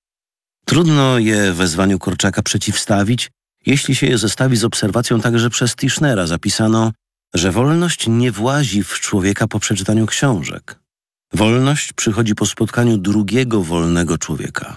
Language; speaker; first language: Polish; native; Polish